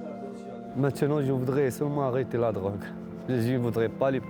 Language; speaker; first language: French; non-native, learner; Arabic